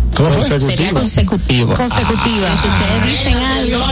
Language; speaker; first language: Spanish; early bilingual, heritage; Spanish